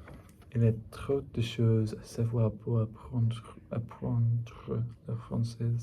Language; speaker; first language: French; non-native, learner; English